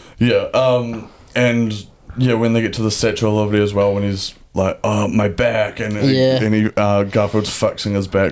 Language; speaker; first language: English; native; English